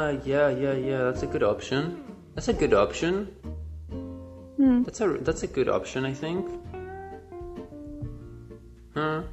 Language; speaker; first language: English; non-native, fluent; Spanish